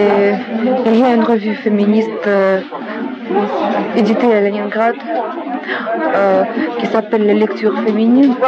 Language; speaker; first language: French; non-native, fluent; Russian